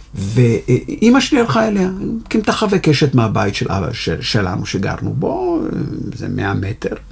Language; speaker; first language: Hebrew; native; Hebrew